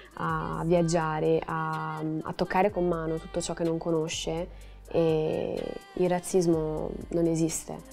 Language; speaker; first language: Italian; native; Italian